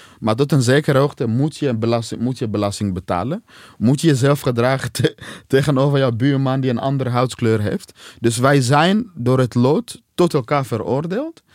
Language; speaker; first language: Dutch; non-native, fluent; Swahili